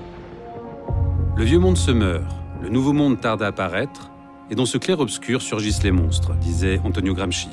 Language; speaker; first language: French; native; French